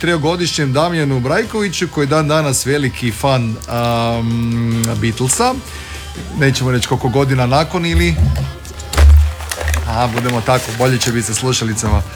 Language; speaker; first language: Serbian; native; Serbian